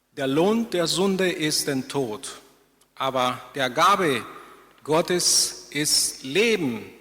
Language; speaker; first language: German; non-native, fluent; Spanish